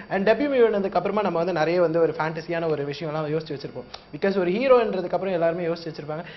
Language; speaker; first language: Tamil; native; Tamil